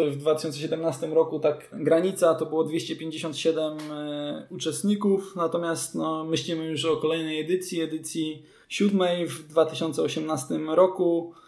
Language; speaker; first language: Polish; native; Polish